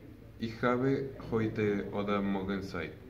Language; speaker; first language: German; non-native, learner; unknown